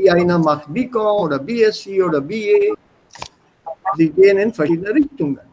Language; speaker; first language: German; non-native, fluent; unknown